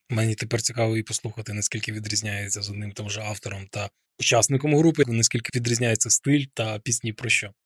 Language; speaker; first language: Ukrainian; native; Ukrainian